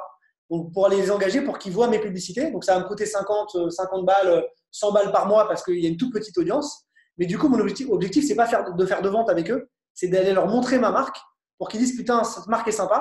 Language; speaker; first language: French; native; French